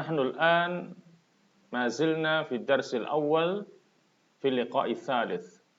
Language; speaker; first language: Arabic; non-native, fluent; Indonesian